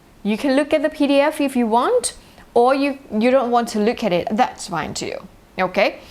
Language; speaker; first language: English; non-native, fluent; Thai